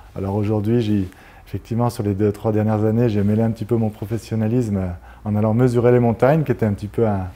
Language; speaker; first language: French; native; French